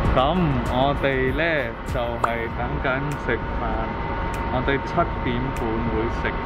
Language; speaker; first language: Cantonese; non-native, learner; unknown